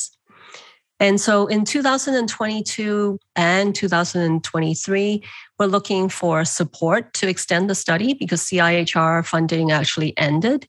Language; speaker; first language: English; non-native, local second language; Cantonese